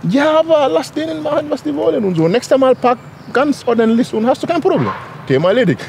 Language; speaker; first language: German; non-native, learner; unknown